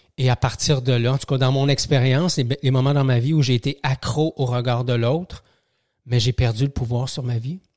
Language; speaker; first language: French; native; French